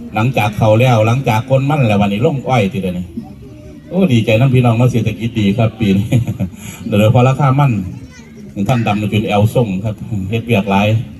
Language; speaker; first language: Thai; native; Thai